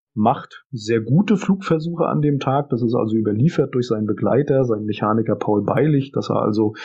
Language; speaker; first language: German; native; German